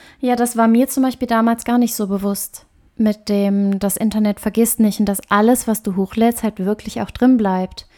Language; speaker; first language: German; native; German